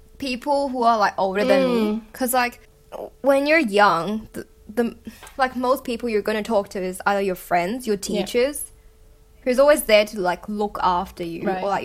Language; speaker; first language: English; non-native, local second language; Cantonese